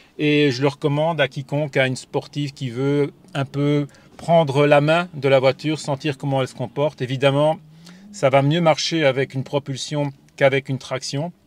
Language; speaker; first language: French; native; French